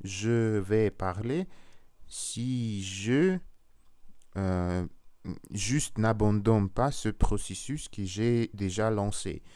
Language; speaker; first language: French; non-native, learner; Russian